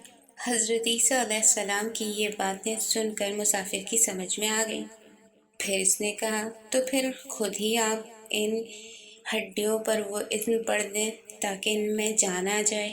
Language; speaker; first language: Urdu; native; Urdu